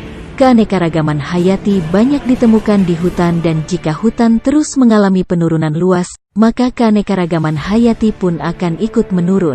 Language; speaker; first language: Indonesian; native; Indonesian